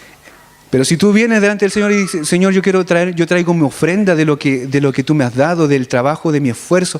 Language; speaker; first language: Spanish; native; Spanish